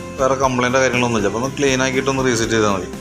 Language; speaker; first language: Malayalam; native; Malayalam